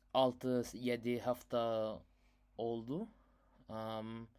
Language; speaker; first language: Turkish; non-native, learner; Urdu